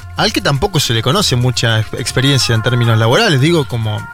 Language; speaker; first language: Spanish; native; Spanish